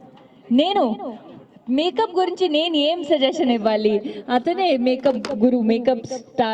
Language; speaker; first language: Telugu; non-native, fluent; Hindi